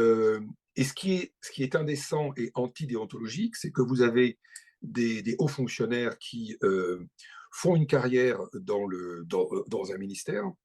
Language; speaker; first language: French; native; French